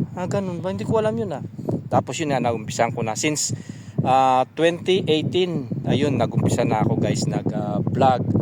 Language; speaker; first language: Filipino; non-native, local second language; Pampanga